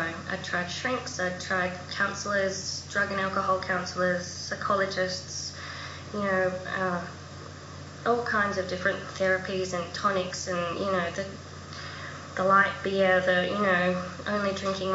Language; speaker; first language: English; native; English